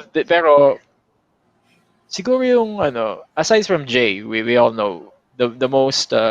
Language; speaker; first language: Filipino; native; Filipino